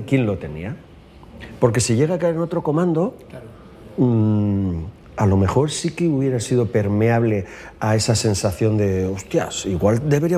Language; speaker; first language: Spanish; native; Spanish